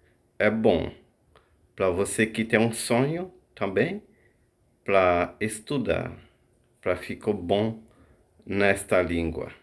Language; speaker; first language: Portuguese; non-native, fluent; Haitian Creole